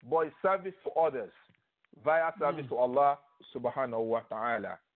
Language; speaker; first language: English; non-native, local second language; Yoruba